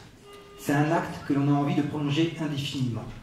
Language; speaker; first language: French; native; French